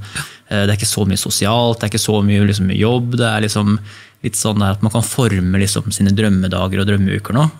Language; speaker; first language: Norwegian; native; Norwegian